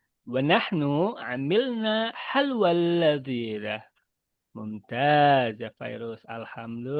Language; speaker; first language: Arabic; non-native, fluent; Indonesian